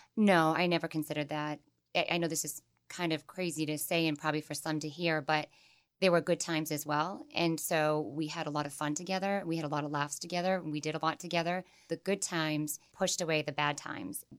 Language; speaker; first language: English; native; English